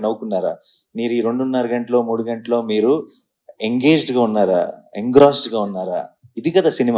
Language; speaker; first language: Telugu; native; Telugu